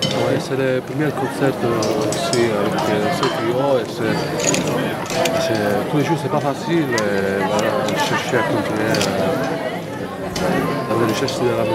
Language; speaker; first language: French; non-native, learner; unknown